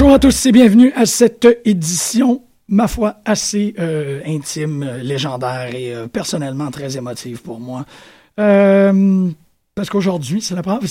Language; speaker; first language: French; native; French